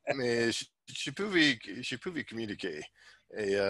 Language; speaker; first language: French; non-native, learner; English